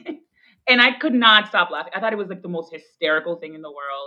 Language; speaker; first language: English; early bilingual, other home language; Spanish